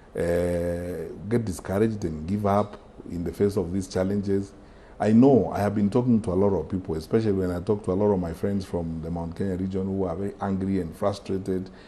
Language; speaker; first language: English; non-native, local second language; Gusii